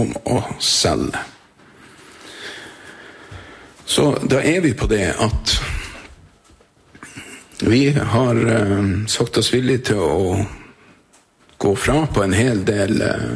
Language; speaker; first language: Norwegian; native; Norwegian